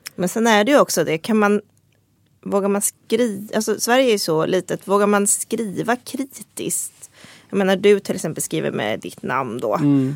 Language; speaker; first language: Swedish; native; Swedish